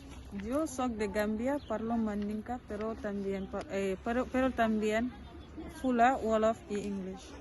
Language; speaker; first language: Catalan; non-native, learner; Mandingo